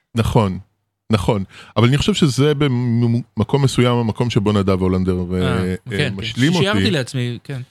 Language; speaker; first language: Hebrew; early bilingual, other home language; French